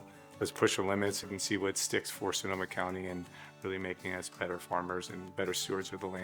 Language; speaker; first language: English; native; English